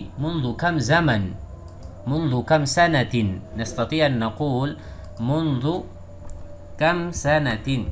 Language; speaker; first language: Arabic; non-native, fluent; Urdu